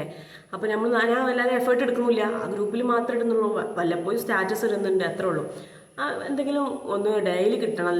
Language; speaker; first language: Malayalam; native; Malayalam